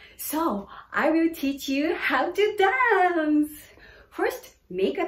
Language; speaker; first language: English; non-native, fluent; Japanese